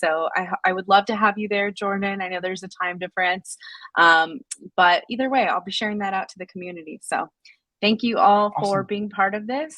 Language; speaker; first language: English; native; English